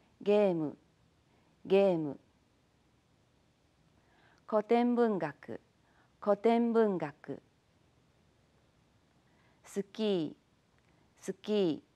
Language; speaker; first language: Japanese; non-native, fluent; Chinese